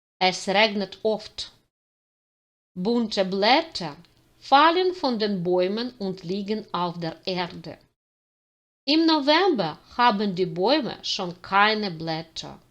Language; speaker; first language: German; non-native, fluent; Ukrainian